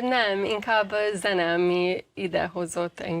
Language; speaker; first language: Hungarian; non-native, fluent; English